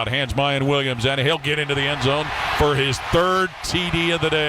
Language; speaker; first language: English; native; English